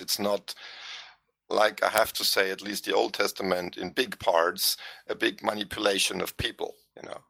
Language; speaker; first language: English; non-native, fluent; German